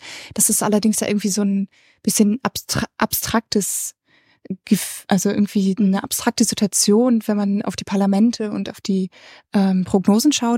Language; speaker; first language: German; native; German